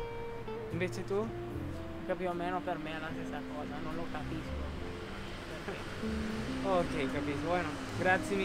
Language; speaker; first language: Italian; non-native, learner; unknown